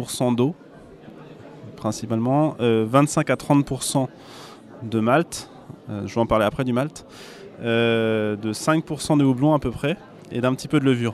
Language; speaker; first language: French; native; French